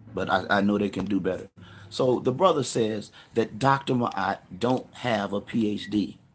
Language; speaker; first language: English; native; English